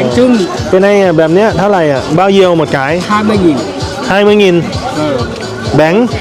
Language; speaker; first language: Vietnamese; non-native, learner; Thai